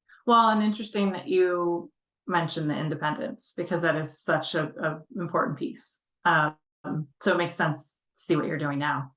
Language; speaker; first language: English; native; English